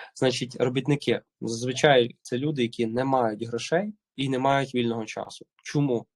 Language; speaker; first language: Ukrainian; native; Ukrainian